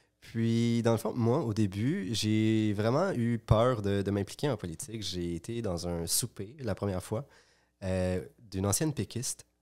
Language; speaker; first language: French; native; French